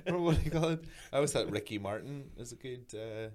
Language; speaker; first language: English; native; English